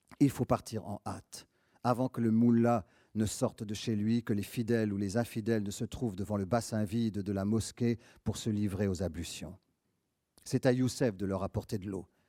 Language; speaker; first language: French; native; French